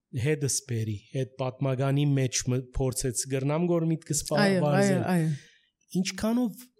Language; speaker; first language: Armenian; early bilingual, heritage; Armenian